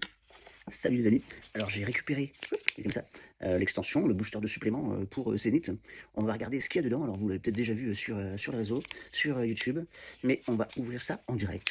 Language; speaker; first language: French; native; French